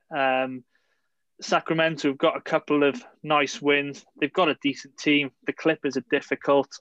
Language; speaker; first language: English; native; English